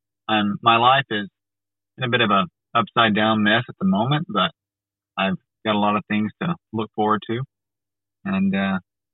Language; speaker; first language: English; native; English